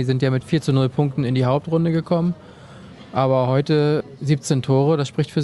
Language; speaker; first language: German; native; German